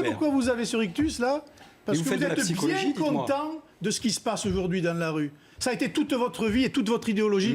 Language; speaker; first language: French; native; French